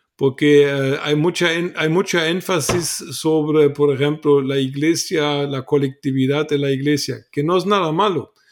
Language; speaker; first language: Spanish; non-native, fluent; German